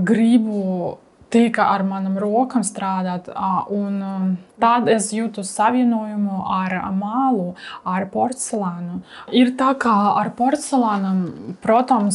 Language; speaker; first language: Latvian; non-native, learner; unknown